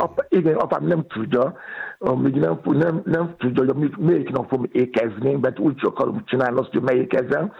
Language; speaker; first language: Hungarian; non-native, fluent; Yoruba